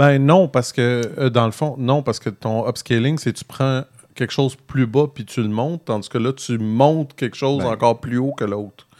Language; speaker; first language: French; native; French